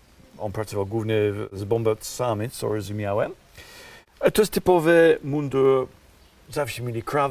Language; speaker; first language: Polish; non-native, fluent; English